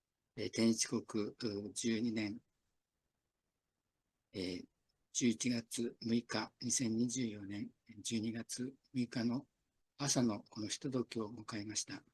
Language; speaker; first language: Japanese; native; Japanese